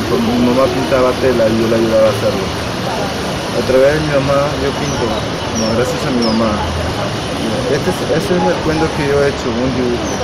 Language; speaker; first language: Spanish; non-native, local second language; Shipibo-Conibo